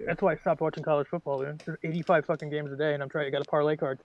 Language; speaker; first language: English; native; English